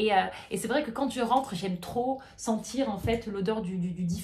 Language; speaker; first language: French; native; French